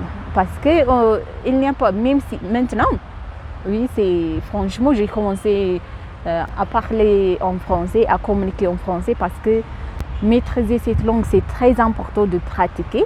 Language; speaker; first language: French; non-native, fluent; Amharic